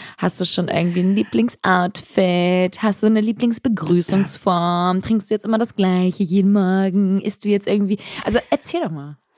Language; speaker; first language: German; early bilingual, other home language; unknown